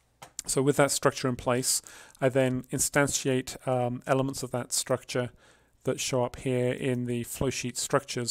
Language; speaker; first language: English; native; English